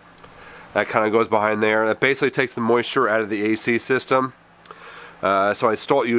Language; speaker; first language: English; native; English